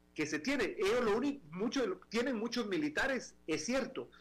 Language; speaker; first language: Spanish; native; Spanish